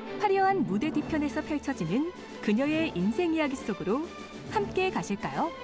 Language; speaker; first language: Korean; native; Korean